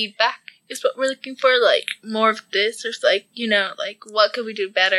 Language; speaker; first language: English; native; English